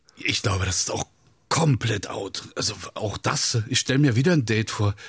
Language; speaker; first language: German; native; German